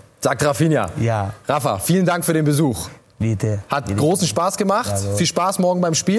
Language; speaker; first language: German; native; German